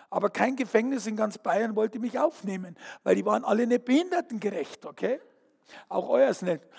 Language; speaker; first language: German; native; German